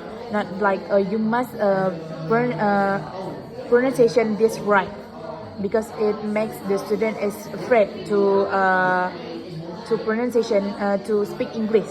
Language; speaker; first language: English; non-native, learner; Indonesian